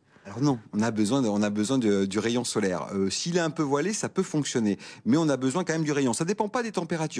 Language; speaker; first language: French; native; French